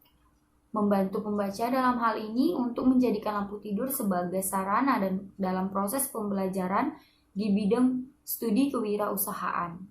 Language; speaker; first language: Indonesian; native; Indonesian